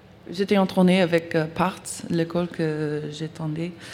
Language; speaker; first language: French; non-native, learner; English